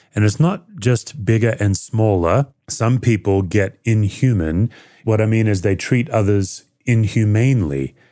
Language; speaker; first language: English; native; English